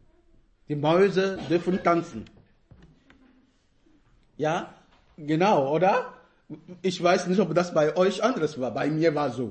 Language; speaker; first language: German; non-native, fluent; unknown